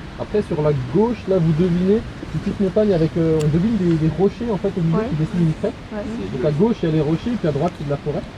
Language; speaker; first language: French; native; French